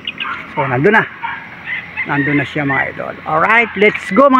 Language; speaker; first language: Filipino; native; Filipino